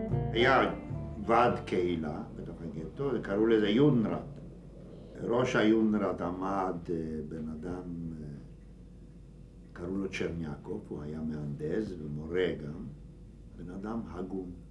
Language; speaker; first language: Hebrew; non-native, fluent; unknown